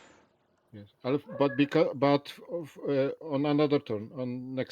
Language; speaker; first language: English; non-native, learner; Polish